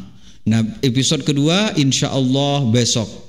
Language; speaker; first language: Indonesian; native; Indonesian